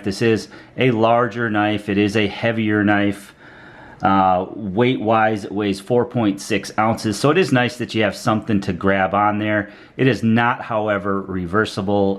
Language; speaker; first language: English; native; English